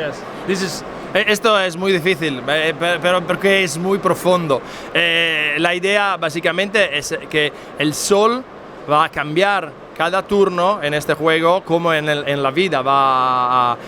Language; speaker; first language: Spanish; non-native, fluent; Italian